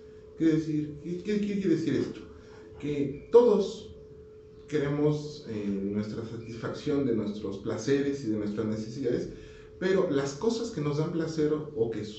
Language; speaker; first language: Spanish; native; Spanish